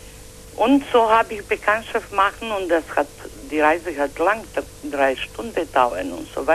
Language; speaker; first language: German; non-native, fluent; Croatian